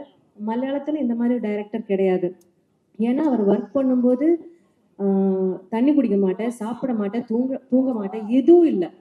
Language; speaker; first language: Tamil; non-native, learner; Malayalam